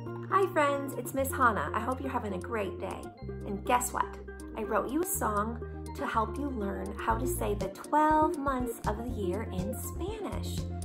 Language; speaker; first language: English; native; English